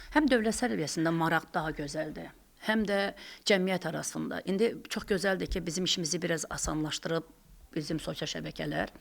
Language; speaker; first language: Azerbaijani; non-native, local second language; Talysh